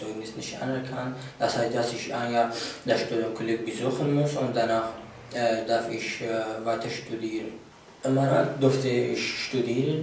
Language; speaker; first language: German; non-native, fluent; Arabic